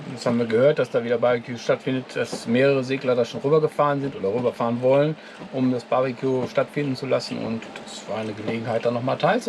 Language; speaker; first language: German; native; German